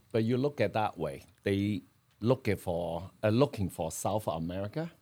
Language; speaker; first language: English; non-native, fluent; Chinese